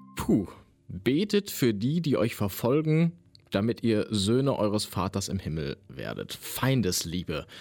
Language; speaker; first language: German; native; German